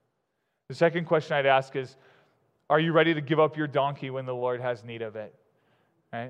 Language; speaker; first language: English; native; English